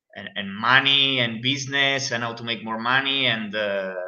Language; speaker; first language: English; non-native, fluent; Italian